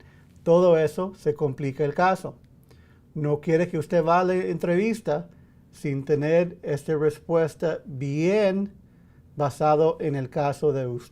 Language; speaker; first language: Spanish; early bilingual, heritage; English